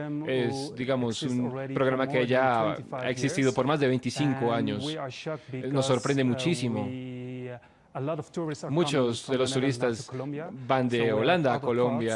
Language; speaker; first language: Spanish; non-native, fluent; Dutch